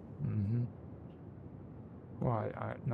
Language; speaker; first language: English; native; English